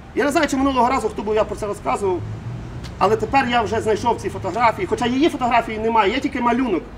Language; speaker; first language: Ukrainian; native; Ukrainian